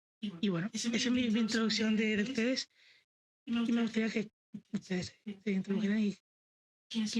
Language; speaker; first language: Spanish; native; Spanish